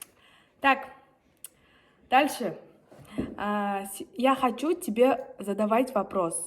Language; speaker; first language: Russian; non-native, local second language; Kazakh